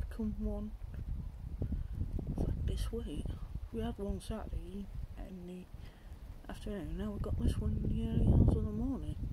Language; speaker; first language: English; native; English